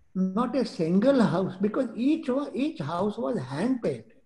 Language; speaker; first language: English; non-native, local second language; Gujarati